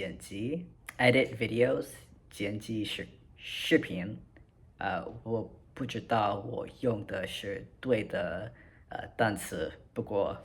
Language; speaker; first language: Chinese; non-native, learner; English